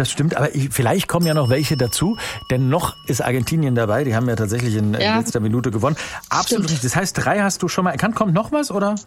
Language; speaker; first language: German; native; German